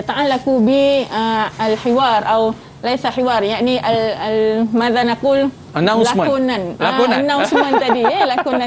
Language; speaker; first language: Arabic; non-native, fluent; Malay